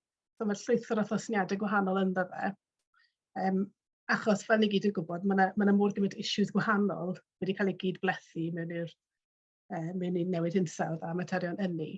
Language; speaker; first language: Welsh; native; Welsh